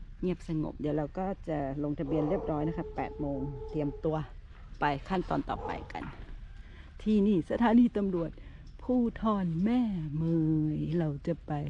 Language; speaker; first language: Thai; native; Thai